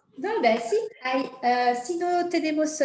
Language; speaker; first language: Spanish; non-native, fluent; French